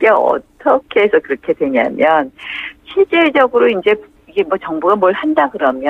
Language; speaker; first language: Korean; native; Korean